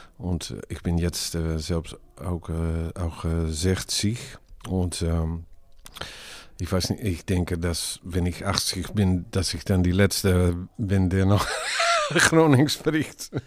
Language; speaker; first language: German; non-native, learner; Dutch